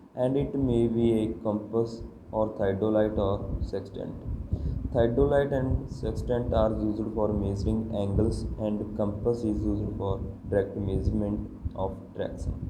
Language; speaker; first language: English; non-native, local second language; Punjabi